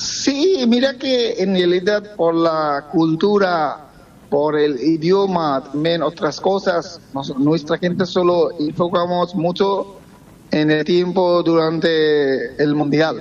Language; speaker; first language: Spanish; non-native, fluent; Bangla